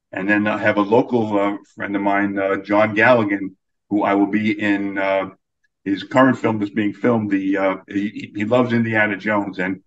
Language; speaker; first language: English; native; English